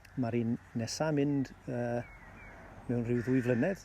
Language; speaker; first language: Welsh; native; Welsh